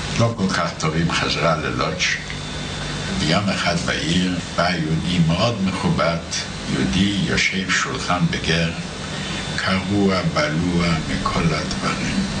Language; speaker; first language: Hebrew; non-native, fluent; Yiddish